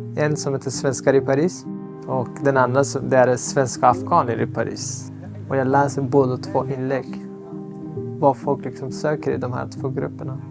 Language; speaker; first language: Swedish; non-native, fluent; Persian